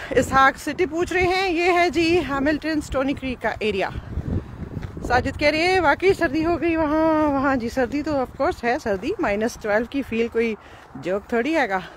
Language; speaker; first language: Urdu; non-native, local second language; Punjabi